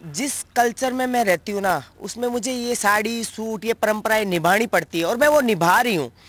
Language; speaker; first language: Hindi; native; Hindi